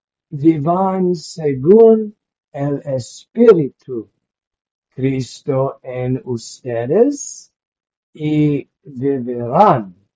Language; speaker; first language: Spanish; non-native, learner; English